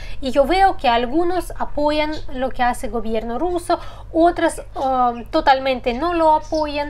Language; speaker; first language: Spanish; non-native, fluent; Russian